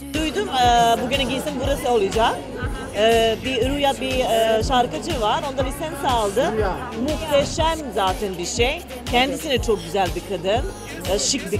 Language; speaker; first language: Turkish; non-native, fluent; Serbian